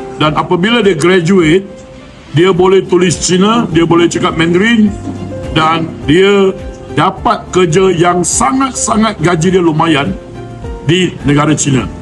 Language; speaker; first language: Malay; non-native, local second language; Chinese